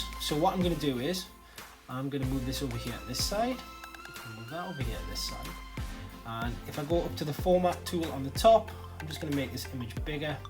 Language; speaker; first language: English; native; English